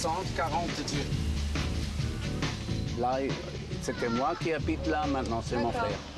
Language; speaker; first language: French; non-native, fluent; German